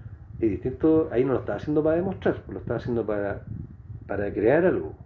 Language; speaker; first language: Spanish; native; Spanish